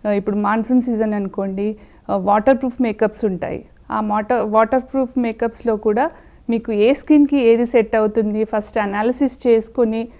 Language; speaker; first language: Telugu; native; Telugu